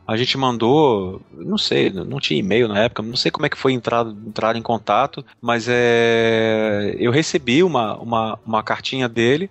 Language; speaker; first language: Portuguese; native; Portuguese